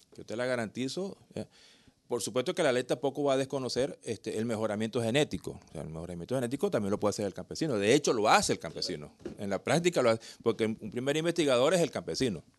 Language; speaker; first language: Spanish; native; Spanish